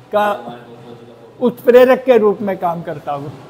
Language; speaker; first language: Hindi; native; Hindi